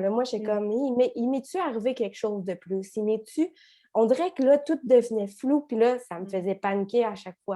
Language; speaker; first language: French; native; French